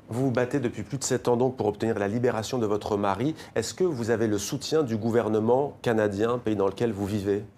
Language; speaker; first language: French; native; French